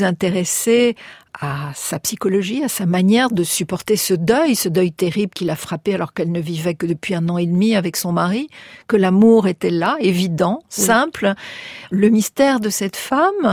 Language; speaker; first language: French; native; French